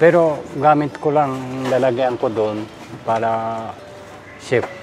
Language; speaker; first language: Filipino; non-native, learner; Japanese